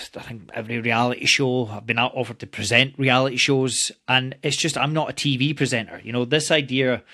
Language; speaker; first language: English; native; English